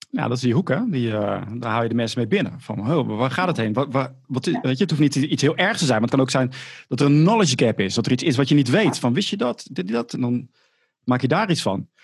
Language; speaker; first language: Dutch; native; Dutch